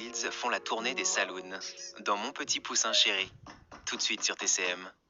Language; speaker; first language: French; native; French